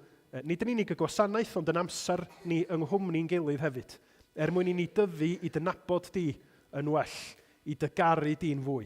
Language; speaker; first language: Welsh; native; Welsh